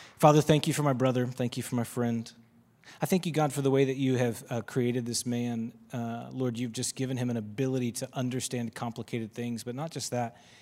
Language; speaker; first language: English; native; English